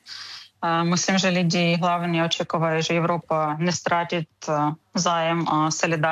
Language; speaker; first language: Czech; non-native, learner; Ukrainian